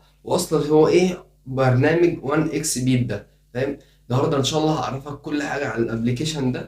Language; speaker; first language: Arabic; native; Arabic